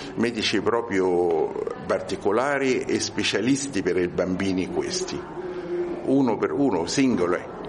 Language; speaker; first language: Italian; non-native, learner; Arabic